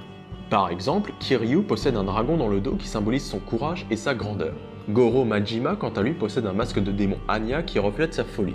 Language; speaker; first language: French; native; French